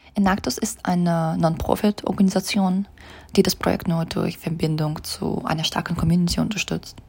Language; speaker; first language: German; non-native, fluent; Russian